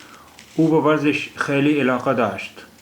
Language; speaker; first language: Persian; non-native, fluent; Urdu